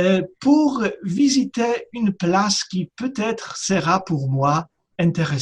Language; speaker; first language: French; non-native, fluent; Polish